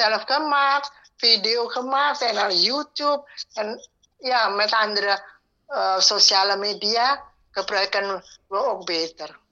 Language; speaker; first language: Dutch; non-native, learner; Indonesian